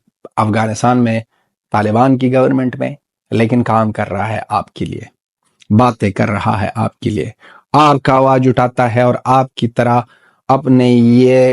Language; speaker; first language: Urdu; non-native, fluent; Pashto